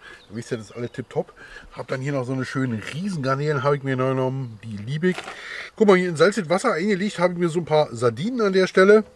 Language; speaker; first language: German; native; German